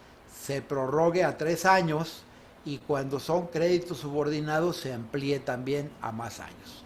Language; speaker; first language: Spanish; native; Spanish